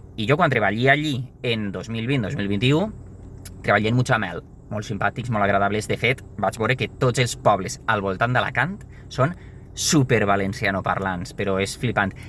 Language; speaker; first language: Catalan; native; Catalan